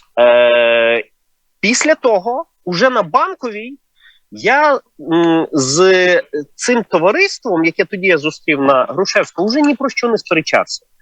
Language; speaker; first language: Ukrainian; native; Ukrainian